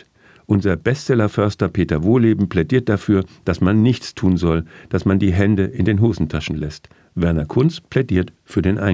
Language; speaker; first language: German; native; German